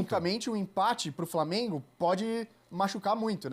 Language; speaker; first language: Portuguese; native; Portuguese